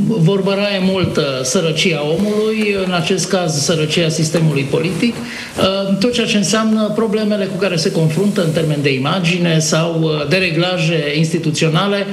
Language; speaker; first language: Romanian; native; Romanian